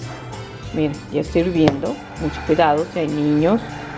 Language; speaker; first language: Spanish; native; Spanish